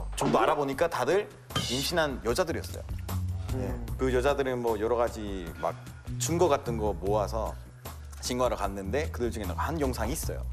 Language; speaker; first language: Korean; non-native, fluent; Italian